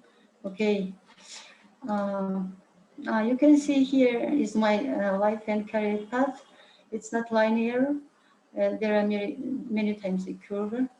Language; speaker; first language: English; non-native, learner; Mongolian